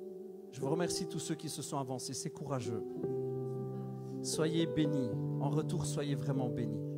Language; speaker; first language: French; native; French